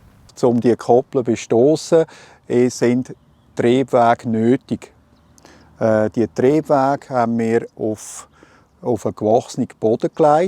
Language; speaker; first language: German; native; German